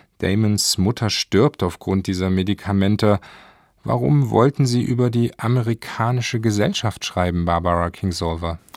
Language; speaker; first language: German; native; German